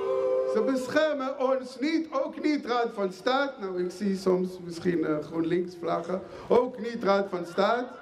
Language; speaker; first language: Dutch; non-native, fluent; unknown